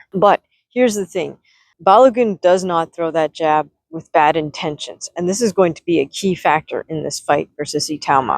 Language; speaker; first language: English; native; English